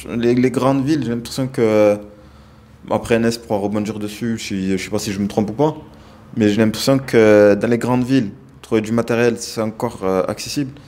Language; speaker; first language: French; native; French